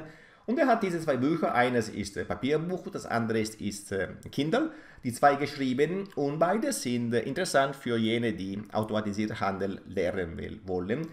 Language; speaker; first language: German; non-native, fluent; Italian